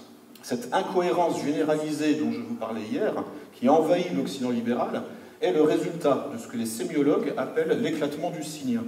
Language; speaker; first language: French; native; French